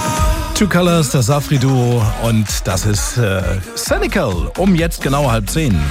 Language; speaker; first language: German; native; German